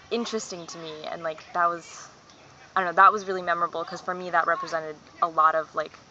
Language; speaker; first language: English; native; English